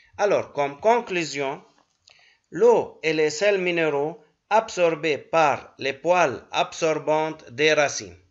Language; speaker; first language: French; non-native, local second language; Arabic